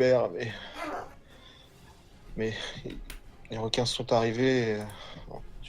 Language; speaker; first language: French; native; French